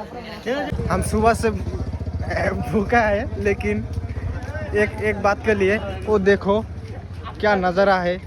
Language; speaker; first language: Hindi; non-native, local second language; Assamese